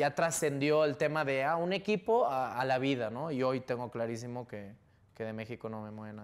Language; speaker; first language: Spanish; native; Spanish